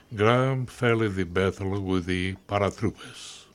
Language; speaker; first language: English; non-native, fluent; Greek